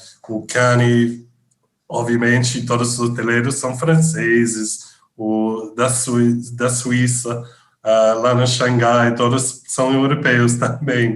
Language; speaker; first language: Portuguese; non-native, fluent; English